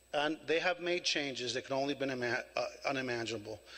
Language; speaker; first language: English; early bilingual, other home language; Spanish